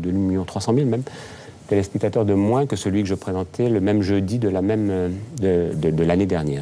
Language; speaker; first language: French; native; French